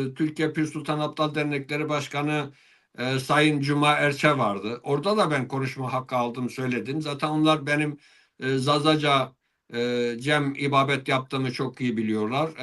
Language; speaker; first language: Turkish; non-native, local second language; Zaza